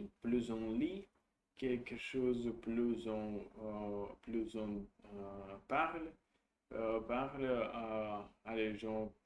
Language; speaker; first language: French; non-native, learner; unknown